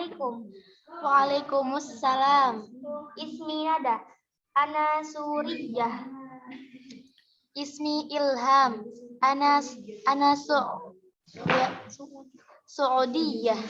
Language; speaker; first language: Arabic; non-native, learner; Indonesian